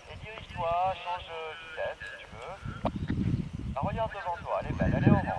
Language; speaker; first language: French; native; French